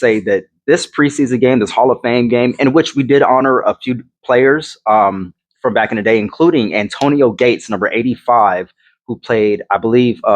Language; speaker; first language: English; native; English